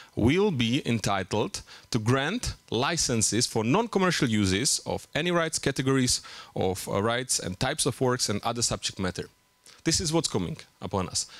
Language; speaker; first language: English; non-native, fluent; Czech